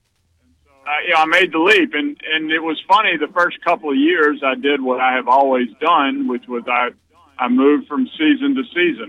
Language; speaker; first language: English; native; English